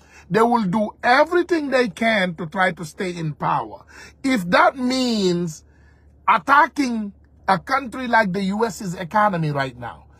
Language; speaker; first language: English; non-native, fluent; Wolof